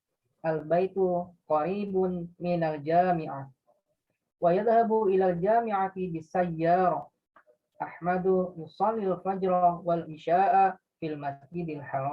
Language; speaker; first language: Arabic; non-native, learner; Indonesian